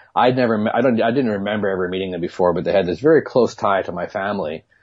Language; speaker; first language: English; native; English